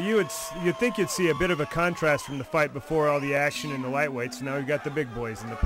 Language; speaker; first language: English; native; English